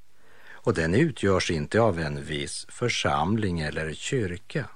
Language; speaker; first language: Swedish; native; Swedish